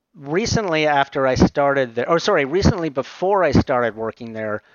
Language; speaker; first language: English; native; English